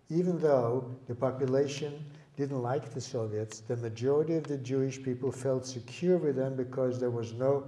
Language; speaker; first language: English; early bilingual, other home language; Lithuanian